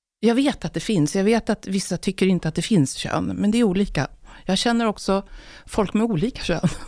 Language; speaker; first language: Swedish; native; Swedish